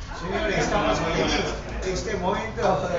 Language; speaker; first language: Spanish; non-native, learner; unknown